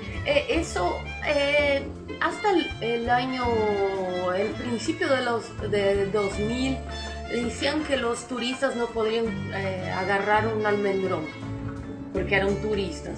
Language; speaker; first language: Spanish; non-native, fluent; Portuguese